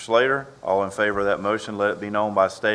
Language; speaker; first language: English; native; English